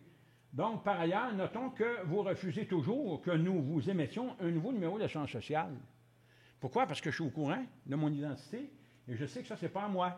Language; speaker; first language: French; native; French